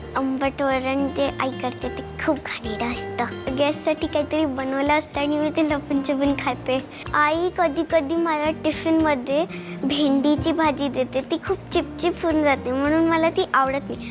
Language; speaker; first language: Marathi; native; Marathi